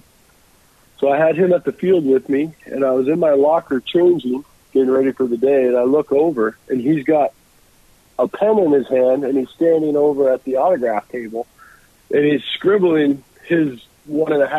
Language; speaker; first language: English; native; English